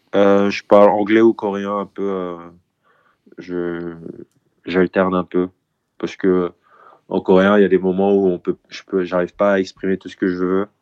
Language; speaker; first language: French; early bilingual, other home language; Korean